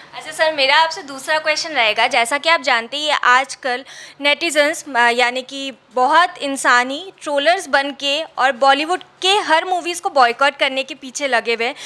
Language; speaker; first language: Hindi; native; Hindi